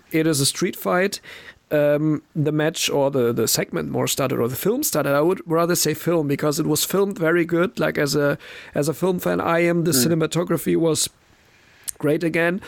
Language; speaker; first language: English; non-native, fluent; German